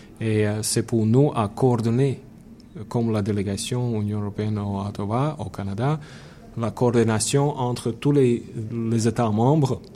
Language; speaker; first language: French; non-native, fluent; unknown